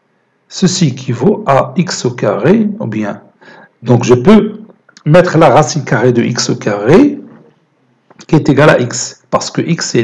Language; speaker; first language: French; non-native, local second language; Arabic